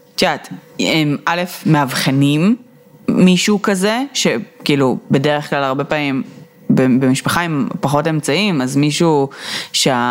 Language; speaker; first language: Hebrew; native; Hebrew